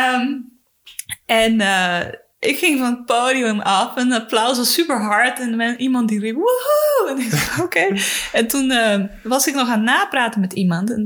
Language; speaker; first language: Dutch; early bilingual, other home language; Spanish